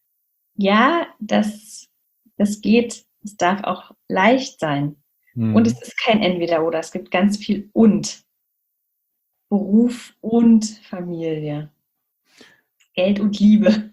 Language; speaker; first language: German; native; German